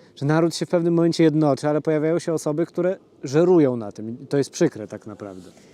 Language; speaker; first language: Polish; native; Polish